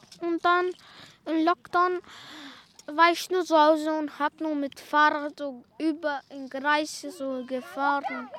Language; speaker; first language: German; non-native, local second language; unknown